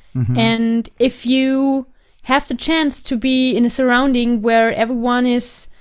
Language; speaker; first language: English; non-native, fluent; German